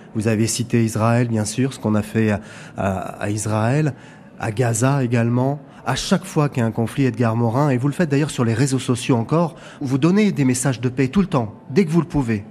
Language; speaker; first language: French; native; French